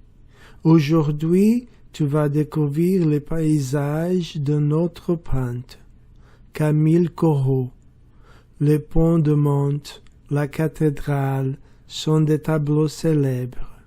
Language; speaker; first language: French; non-native, learner; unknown